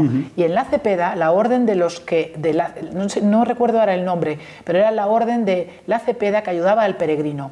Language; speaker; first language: Spanish; native; Spanish